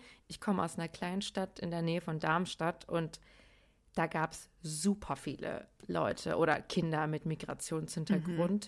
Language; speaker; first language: German; early bilingual, other home language; Persian